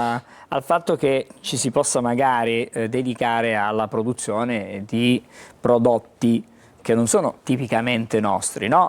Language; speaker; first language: Italian; native; Italian